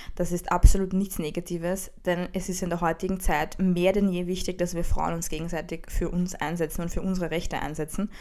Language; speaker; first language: German; early bilingual, heritage; Czech